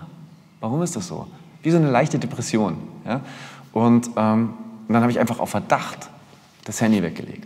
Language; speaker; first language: German; native; German